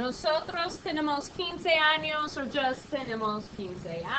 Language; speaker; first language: Spanish; non-native, fluent; English